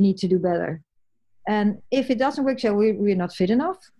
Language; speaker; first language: English; non-native, fluent; Dutch